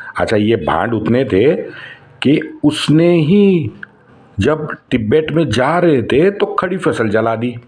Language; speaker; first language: Hindi; non-native, local second language; Marathi